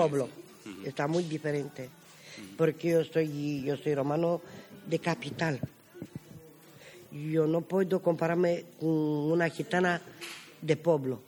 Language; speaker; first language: Spanish; non-native, learner; Romany